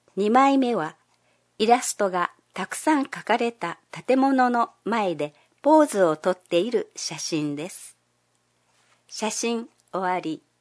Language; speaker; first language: Japanese; non-native, fluent; Chinese